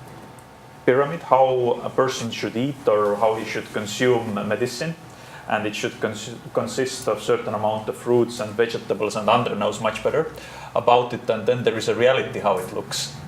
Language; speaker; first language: English; non-native, fluent; Estonian